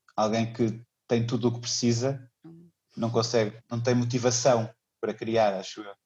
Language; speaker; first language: Portuguese; native; Portuguese